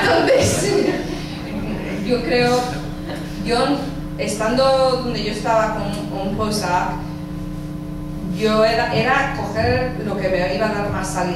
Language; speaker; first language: Spanish; early bilingual, heritage; English